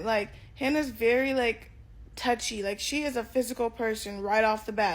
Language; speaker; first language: English; native; English